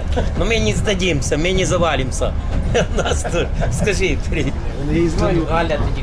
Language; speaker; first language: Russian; non-native, local second language; Ukrainian